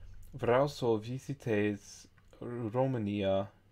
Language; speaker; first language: Romanian; non-native, learner; English